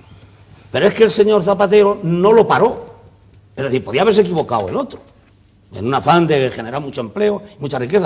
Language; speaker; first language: Spanish; native; Spanish